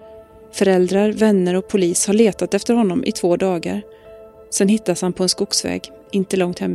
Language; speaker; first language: Swedish; native; Swedish